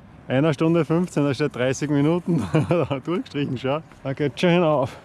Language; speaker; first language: German; native; German